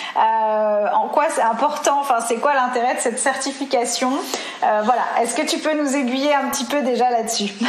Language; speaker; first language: French; native; French